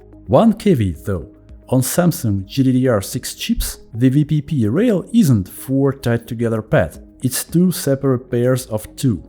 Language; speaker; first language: English; non-native, fluent; Russian